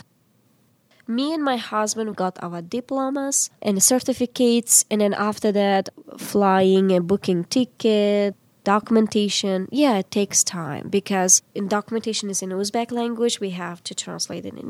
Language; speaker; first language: English; non-native, fluent; Uzbek